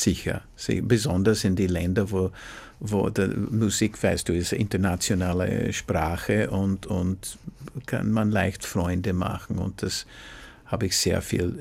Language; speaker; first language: German; non-native, fluent; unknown